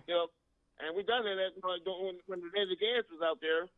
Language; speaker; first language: English; native; English